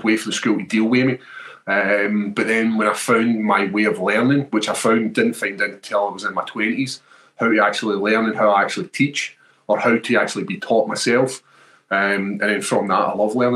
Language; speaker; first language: English; native; English